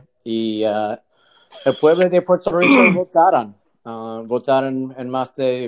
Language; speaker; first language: Spanish; non-native, learner; English